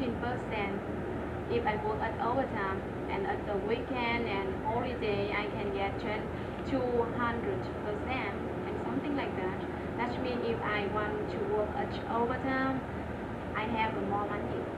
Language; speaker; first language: English; non-native, learner; Vietnamese